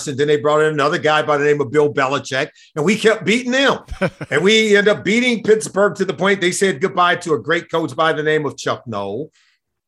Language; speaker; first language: English; native; English